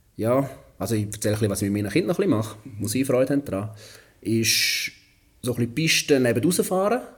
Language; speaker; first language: German; native; German